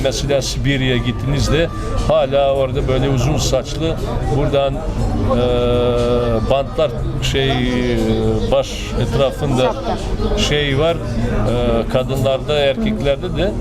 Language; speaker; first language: Turkish; non-native, fluent; Serbian